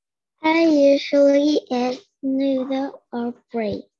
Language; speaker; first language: English; non-native, learner; Vietnamese